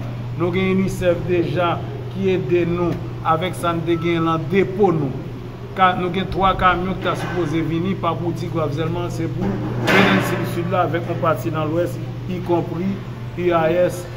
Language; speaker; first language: French; non-native, local second language; Haitian Creole